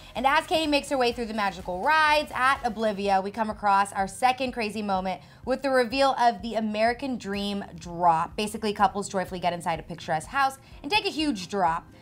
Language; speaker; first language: English; native; English